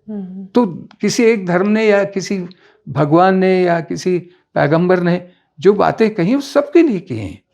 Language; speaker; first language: Hindi; native; Hindi